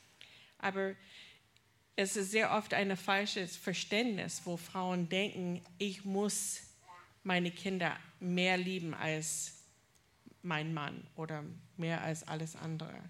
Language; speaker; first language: German; non-native, fluent; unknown